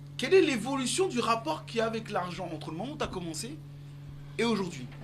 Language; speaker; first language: French; early bilingual, other home language; Lingala